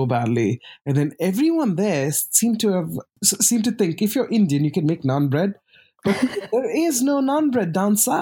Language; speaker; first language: English; non-native, local second language; Tamil